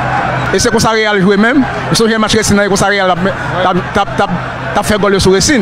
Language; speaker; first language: French; non-native, local second language; Haitian Creole